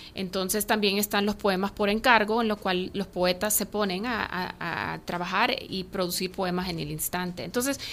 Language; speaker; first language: Spanish; early bilingual, heritage; Spanish